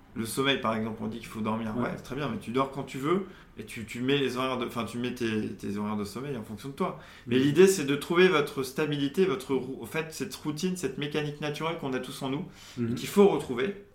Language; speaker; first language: French; native; French